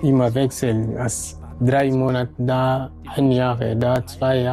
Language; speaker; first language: German; non-native, learner; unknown